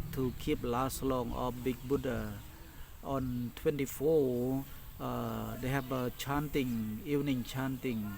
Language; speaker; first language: English; non-native, learner; Thai